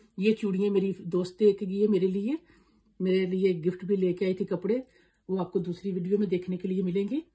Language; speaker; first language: Urdu; non-native, local second language; Punjabi